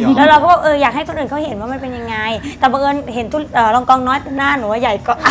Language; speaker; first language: Thai; native; Thai